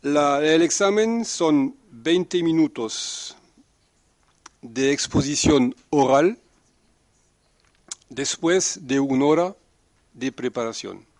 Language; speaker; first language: Spanish; non-native, fluent; French